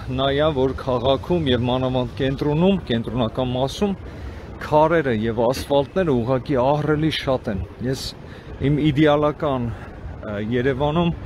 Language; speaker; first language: Armenian; native; Armenian